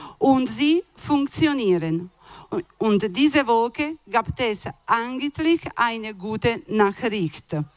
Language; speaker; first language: German; non-native, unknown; Italian